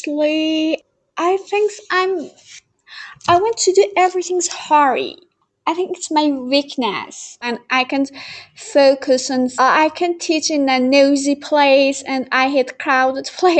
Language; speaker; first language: English; non-native, learner; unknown